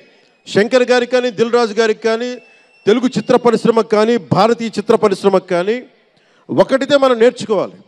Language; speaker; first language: Telugu; native; Telugu